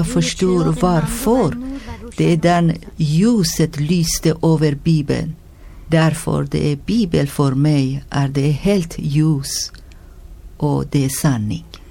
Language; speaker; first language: Swedish; non-native, learner; Persian